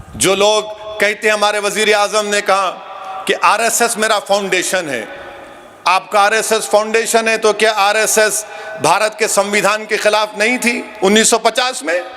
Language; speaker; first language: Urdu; native; Urdu